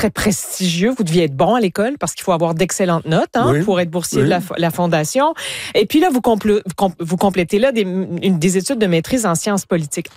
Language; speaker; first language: French; native; French